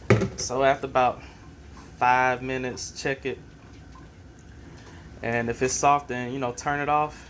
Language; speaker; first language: English; native; English